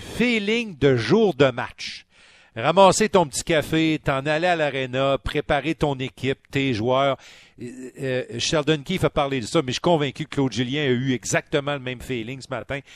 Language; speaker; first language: French; native; French